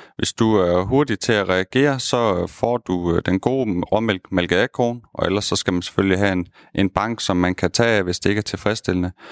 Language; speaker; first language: Danish; native; Danish